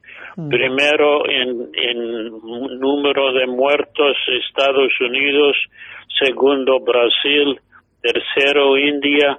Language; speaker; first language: Spanish; non-native, fluent; English